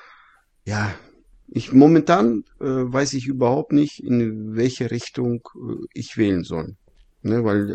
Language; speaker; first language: German; non-native, fluent; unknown